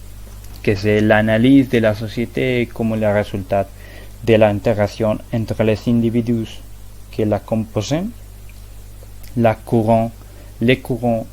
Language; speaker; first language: French; non-native, learner; Spanish